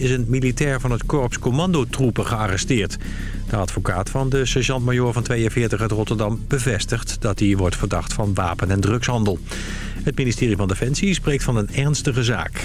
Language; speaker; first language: Dutch; native; Dutch